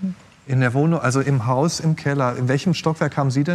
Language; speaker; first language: German; native; German